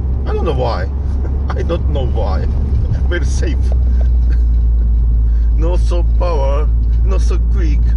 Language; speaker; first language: English; non-native, learner; Japanese